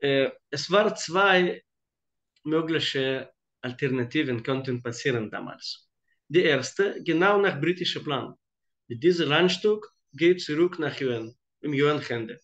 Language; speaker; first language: German; non-native, fluent; Hebrew